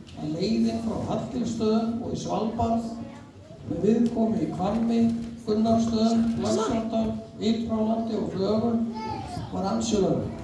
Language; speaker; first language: Icelandic; native; Icelandic